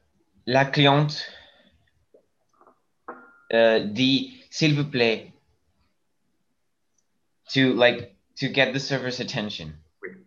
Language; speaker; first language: French; non-native, learner; Spanish